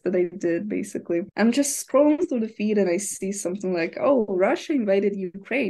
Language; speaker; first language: English; non-native, fluent; Ukrainian